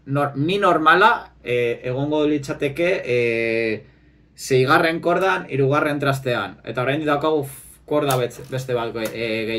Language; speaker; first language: Basque; non-native, local second language; Spanish